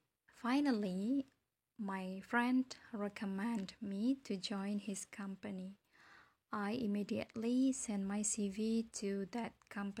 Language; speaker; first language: English; non-native, fluent; Indonesian